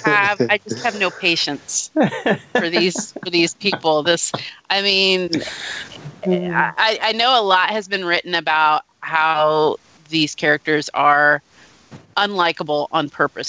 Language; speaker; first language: English; native; English